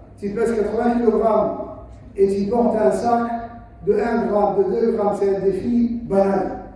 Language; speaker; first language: French; non-native, local second language; Somali